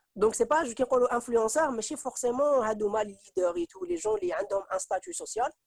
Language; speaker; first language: French; non-native, local second language; Arabic